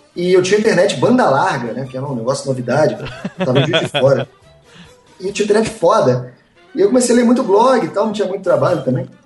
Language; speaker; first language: Portuguese; native; Portuguese